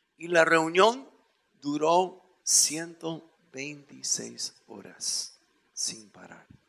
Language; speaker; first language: Spanish; non-native, fluent; English